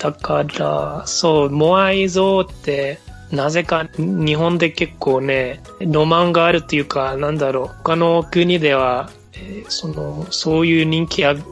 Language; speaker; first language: Japanese; non-native, fluent; Spanish